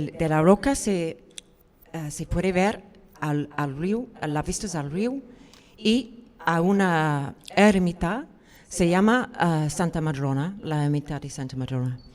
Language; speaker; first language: Spanish; non-native, fluent; English